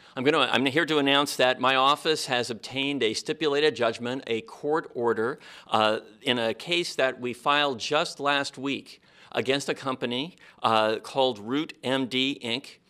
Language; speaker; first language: English; native; English